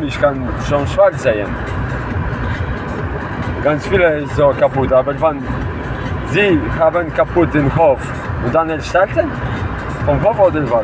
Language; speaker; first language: German; non-native, learner; Polish